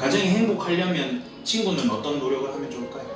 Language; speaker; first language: Korean; native; Korean